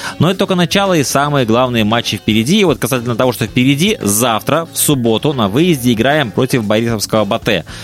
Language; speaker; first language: Russian; native; Russian